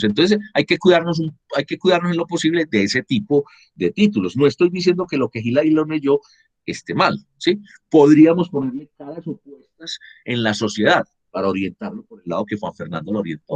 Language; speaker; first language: Spanish; native; Spanish